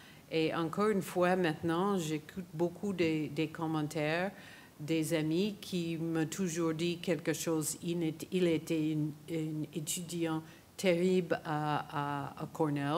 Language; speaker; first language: French; non-native, fluent; English